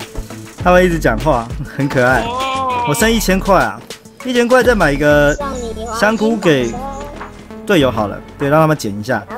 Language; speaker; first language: Chinese; native; Chinese